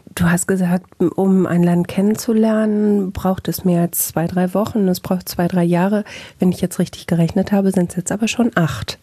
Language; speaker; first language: German; native; German